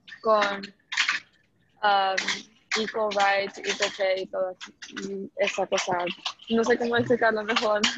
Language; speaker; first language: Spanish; early bilingual, heritage; Spanish